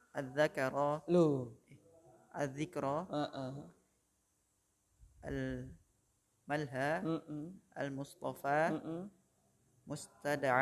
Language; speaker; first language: Arabic; non-native, learner; Indonesian